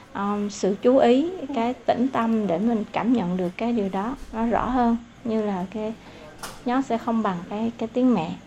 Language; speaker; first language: Vietnamese; non-native, local second language; Eastern Cham